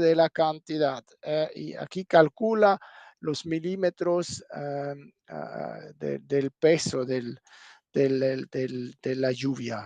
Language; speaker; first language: Spanish; non-native, fluent; German